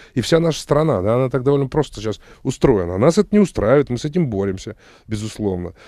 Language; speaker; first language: Russian; native; Russian